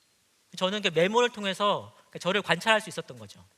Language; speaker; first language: Korean; native; Korean